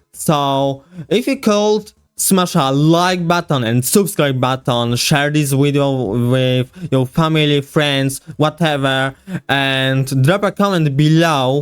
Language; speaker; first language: English; non-native, learner; Polish